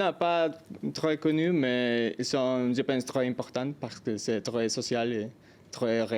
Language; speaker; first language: French; non-native, learner; Spanish